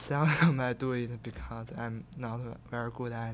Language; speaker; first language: English; non-native, learner; Chinese